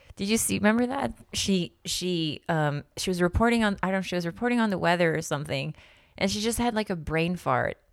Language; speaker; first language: English; non-native, local second language; Filipino